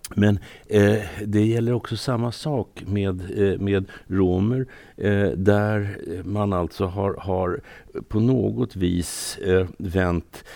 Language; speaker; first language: Swedish; native; Swedish